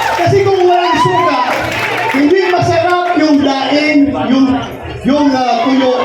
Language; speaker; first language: Filipino; non-native, local second language; Cebuano